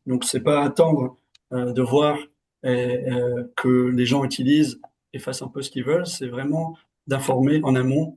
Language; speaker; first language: French; native; French